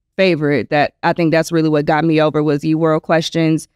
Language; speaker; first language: English; native; English